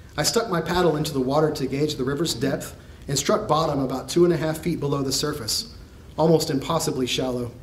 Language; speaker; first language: English; native; English